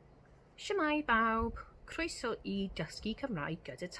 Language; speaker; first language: Welsh; non-native, local second language; English